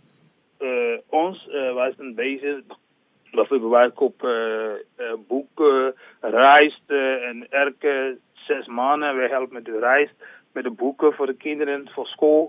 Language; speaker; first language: Dutch; non-native, learner; English